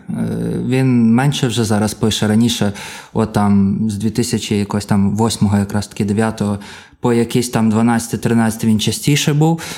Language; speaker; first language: Ukrainian; native; Ukrainian